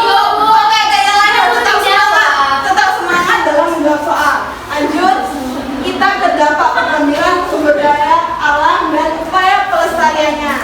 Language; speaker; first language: Indonesian; native; Indonesian